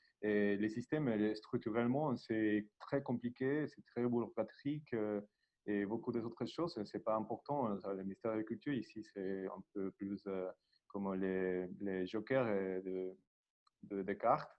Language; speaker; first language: French; non-native, learner; Spanish